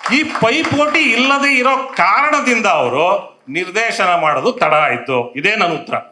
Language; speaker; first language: Kannada; native; Kannada